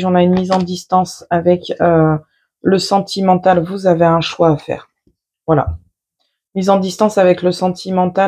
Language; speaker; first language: French; native; French